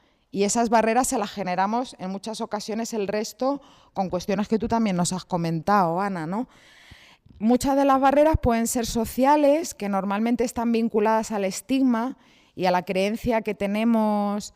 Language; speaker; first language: Spanish; native; Spanish